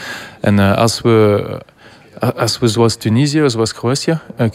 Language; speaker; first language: Dutch; non-native, local second language; French